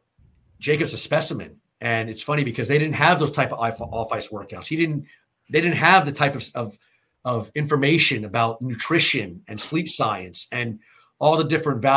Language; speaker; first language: English; native; English